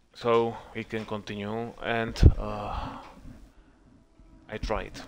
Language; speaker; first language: English; non-native, learner; Czech